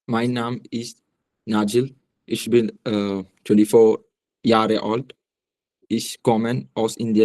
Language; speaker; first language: German; non-native, learner; Malayalam